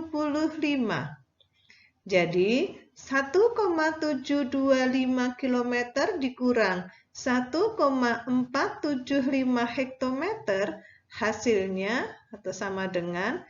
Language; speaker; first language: Indonesian; native; Indonesian